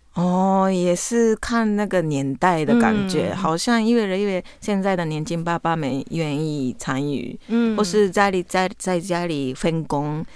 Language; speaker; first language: Chinese; non-native, fluent; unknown